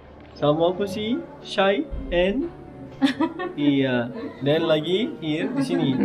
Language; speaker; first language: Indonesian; non-native, learner; Turkish